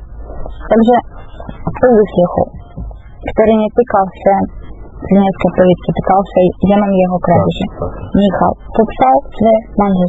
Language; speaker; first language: Czech; non-native, fluent; Russian